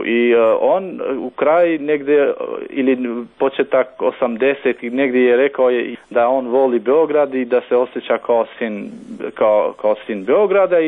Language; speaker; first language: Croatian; non-native, local second language; Albanian